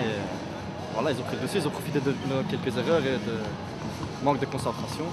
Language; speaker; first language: French; native; French